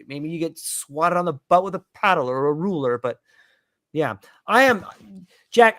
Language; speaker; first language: English; native; English